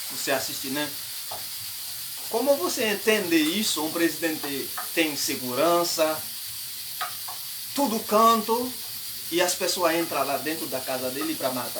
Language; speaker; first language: Portuguese; non-native, learner; Haitian Creole